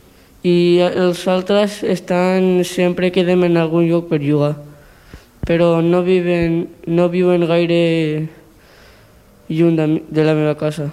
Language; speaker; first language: Catalan; early bilingual, other home language; Punjabi